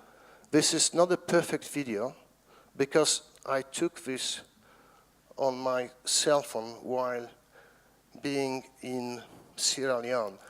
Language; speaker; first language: English; non-native, fluent; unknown